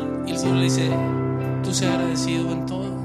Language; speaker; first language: Spanish; native; Spanish